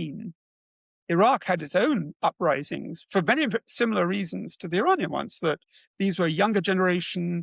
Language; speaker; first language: English; native; English